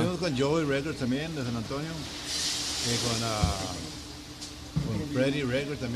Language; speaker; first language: Spanish; native; Spanish